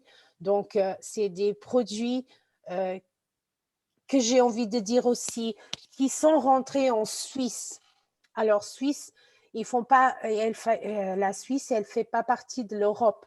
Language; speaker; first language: French; non-native, fluent; Portuguese